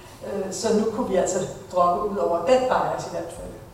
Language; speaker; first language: Danish; native; Danish